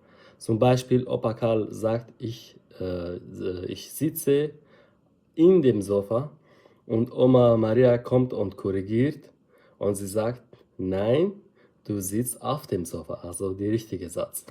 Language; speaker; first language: German; non-native, fluent; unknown